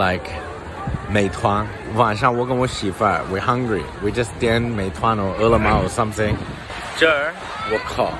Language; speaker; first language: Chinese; non-native, fluent; English